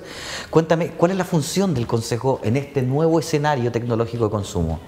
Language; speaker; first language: Spanish; native; Spanish